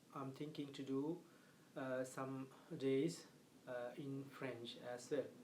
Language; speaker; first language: English; non-native, local second language; Sinhala